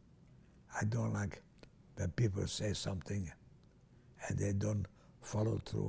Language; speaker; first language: English; non-native, fluent; Romanian